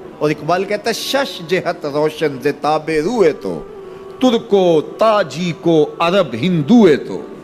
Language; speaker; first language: Urdu; non-native, local second language; Punjabi